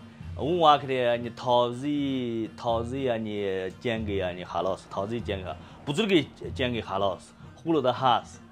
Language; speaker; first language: Persian; non-native, learner; Chinese